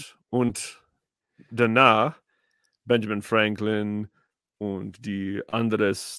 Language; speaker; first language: German; non-native, learner; English